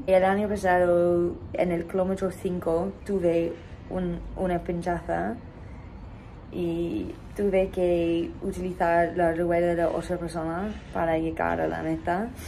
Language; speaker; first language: Spanish; non-native, fluent; English